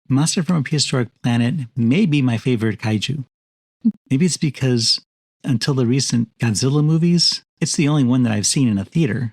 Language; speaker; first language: English; native; English